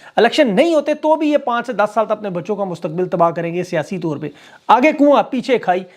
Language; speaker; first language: Urdu; native; Urdu